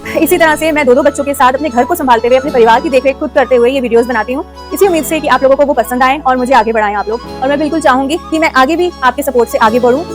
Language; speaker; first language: Hindi; native; Hindi